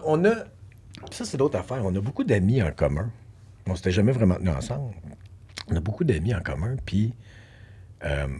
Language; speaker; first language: French; native; French